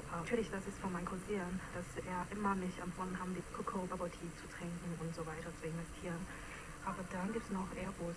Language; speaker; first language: German; non-native, fluent; Chinese